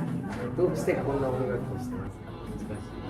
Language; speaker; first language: Japanese; native; Japanese